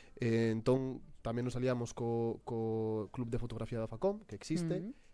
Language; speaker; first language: Galician; non-native, local second language; Spanish